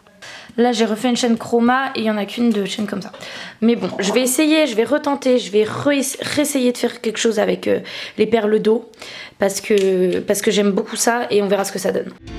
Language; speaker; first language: French; native; French